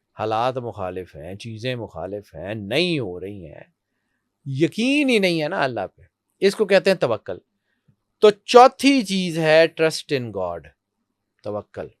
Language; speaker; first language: Urdu; non-native, local second language; Punjabi